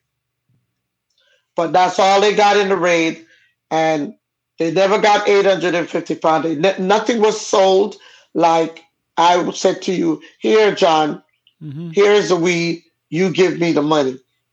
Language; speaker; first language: English; non-native, local second language; Jamaican Creole English